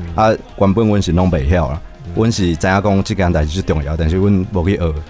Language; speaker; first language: Chinese; native; Chinese